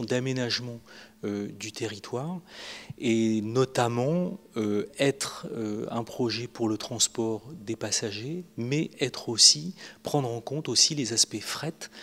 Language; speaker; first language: French; native; French